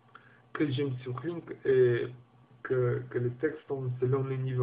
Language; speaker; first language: French; non-native, learner; Romanian